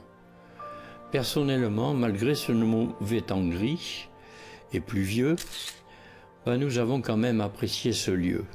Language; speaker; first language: French; native; French